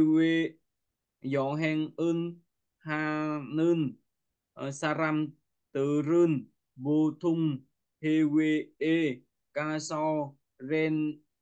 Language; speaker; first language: Korean; non-native, learner; Vietnamese